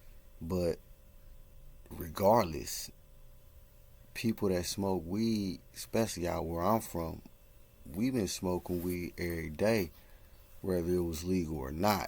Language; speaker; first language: English; native; English